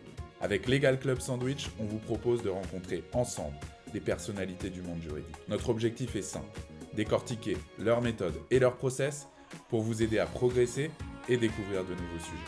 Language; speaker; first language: French; native; French